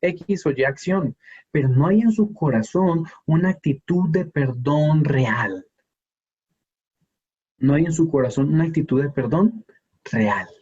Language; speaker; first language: Spanish; native; Spanish